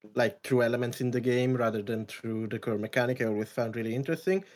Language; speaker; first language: English; non-native, fluent; Italian